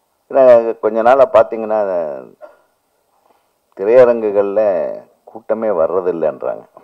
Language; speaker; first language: Tamil; native; Tamil